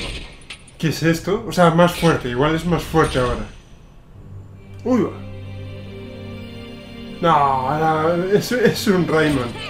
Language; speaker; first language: Spanish; native; Spanish